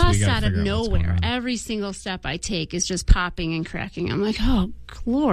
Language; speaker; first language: English; native; English